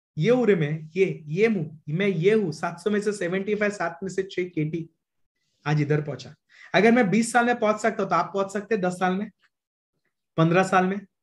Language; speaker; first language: Hindi; non-native, local second language; Marathi